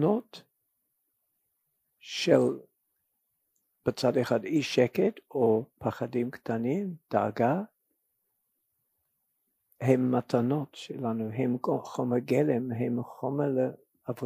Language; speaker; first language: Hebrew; non-native, fluent; English